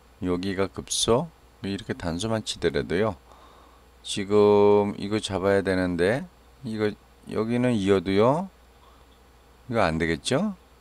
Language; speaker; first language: Korean; native; Korean